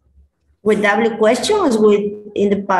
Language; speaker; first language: English; non-native, learner; Spanish